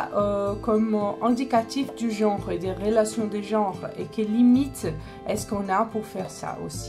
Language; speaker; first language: French; non-native, fluent; Portuguese